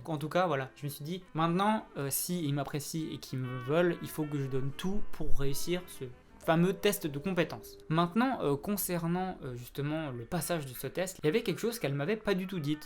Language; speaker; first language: French; native; French